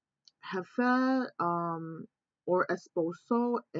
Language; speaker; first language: Spanish; non-native, learner; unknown